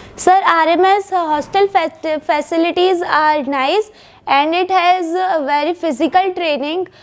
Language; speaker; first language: English; non-native, local second language; Hindi